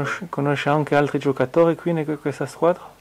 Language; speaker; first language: Italian; non-native, fluent; French